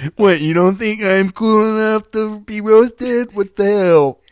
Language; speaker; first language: English; non-native, fluent; Spanish